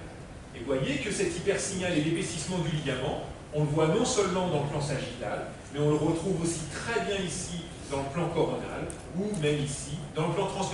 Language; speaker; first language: French; native; French